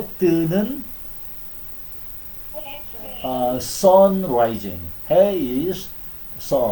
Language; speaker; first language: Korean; non-native, fluent; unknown